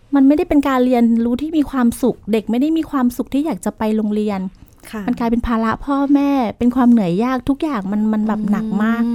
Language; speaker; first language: Thai; native; Thai